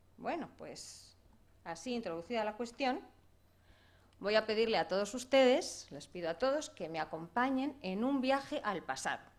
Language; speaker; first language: Spanish; native; Spanish